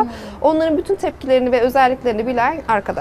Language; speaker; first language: Turkish; native; Turkish